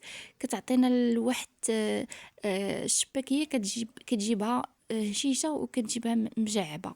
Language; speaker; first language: Arabic; native; Arabic